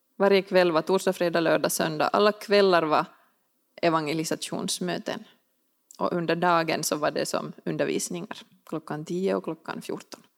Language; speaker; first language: Swedish; native; Swedish